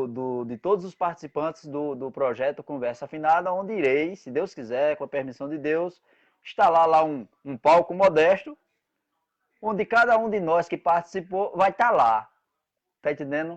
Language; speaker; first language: Portuguese; native; Portuguese